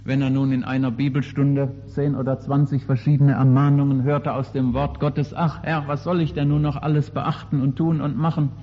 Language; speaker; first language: German; native; German